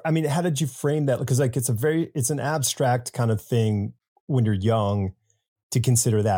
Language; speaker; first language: English; native; English